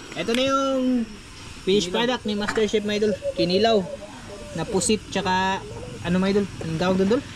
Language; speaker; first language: Filipino; non-native, local second language; Cebuano